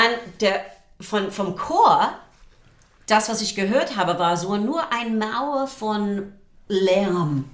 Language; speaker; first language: German; non-native, fluent; English